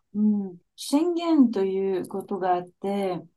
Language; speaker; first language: Japanese; non-native, fluent; French